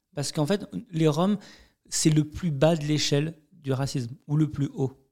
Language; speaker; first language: French; native; French